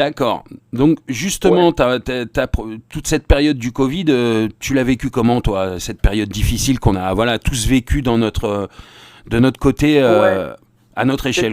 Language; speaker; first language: French; native; French